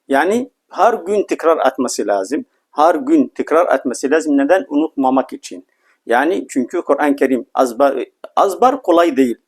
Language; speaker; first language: Turkish; non-native, fluent; Arabic